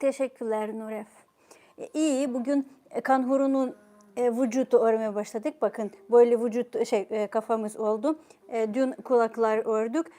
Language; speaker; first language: Turkish; non-native, fluent; Ukrainian